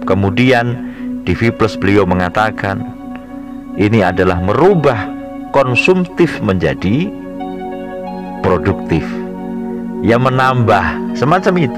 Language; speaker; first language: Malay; non-native, local second language; Javanese